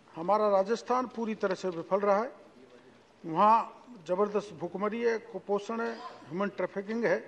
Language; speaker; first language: Hindi; native; Hindi